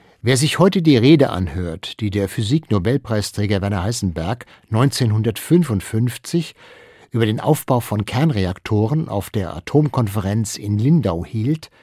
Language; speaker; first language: German; native; German